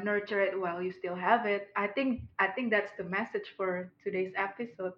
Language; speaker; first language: English; non-native, fluent; Indonesian